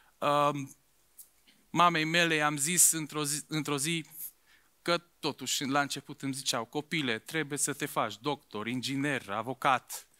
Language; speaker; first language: Romanian; non-native, local second language; Hungarian